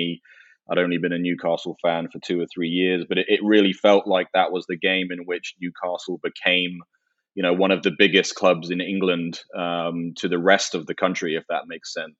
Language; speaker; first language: English; native; English